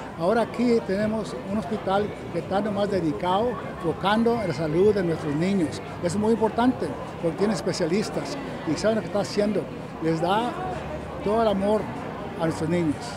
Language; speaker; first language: Spanish; early bilingual, heritage; Spanish